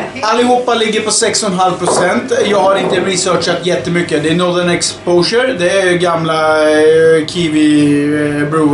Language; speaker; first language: Swedish; native; Swedish